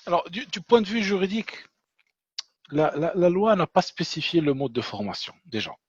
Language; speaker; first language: French; non-native, local second language; Arabic